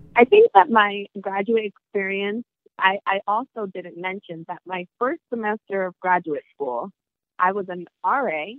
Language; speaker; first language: English; native; English